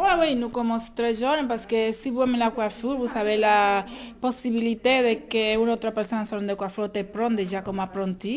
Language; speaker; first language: French; non-native, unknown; Spanish